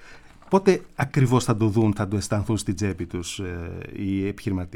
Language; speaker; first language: Greek; native; Greek